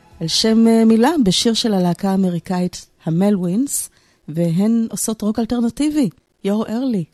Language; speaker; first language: Hebrew; native; Hebrew